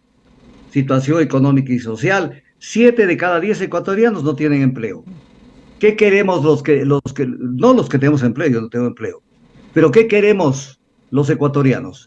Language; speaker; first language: Spanish; native; Spanish